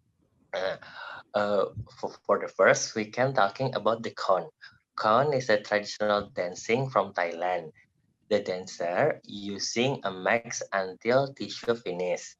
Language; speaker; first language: English; non-native, learner; Indonesian